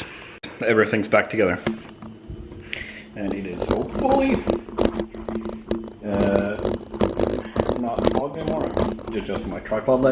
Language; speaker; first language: English; non-native, fluent; Swedish